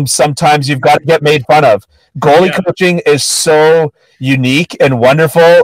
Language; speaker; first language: English; native; English